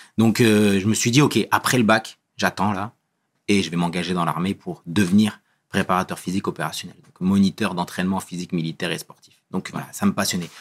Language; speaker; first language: French; early bilingual, other home language; Kabyle